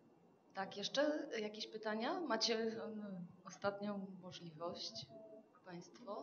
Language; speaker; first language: Polish; non-native, fluent; Czech